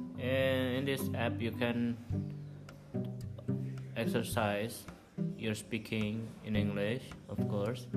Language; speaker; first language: English; non-native, fluent; Indonesian